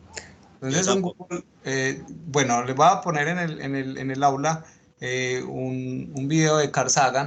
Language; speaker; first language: Spanish; native; Spanish